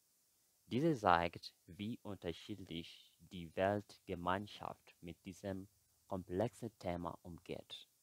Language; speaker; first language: German; non-native, fluent; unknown